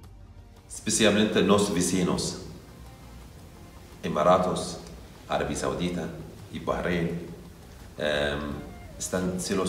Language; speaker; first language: Spanish; non-native, learner; Arabic